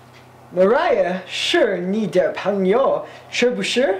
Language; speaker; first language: Chinese; non-native, learner; English